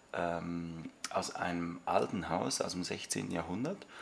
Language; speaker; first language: German; native; German